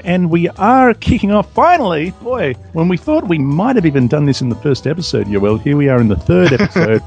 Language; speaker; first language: English; native; English